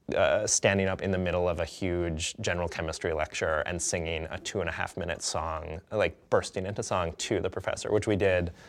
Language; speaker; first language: English; native; English